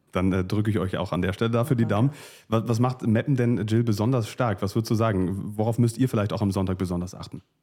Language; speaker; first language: German; native; German